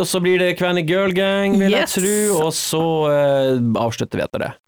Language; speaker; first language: Norwegian; native; Norwegian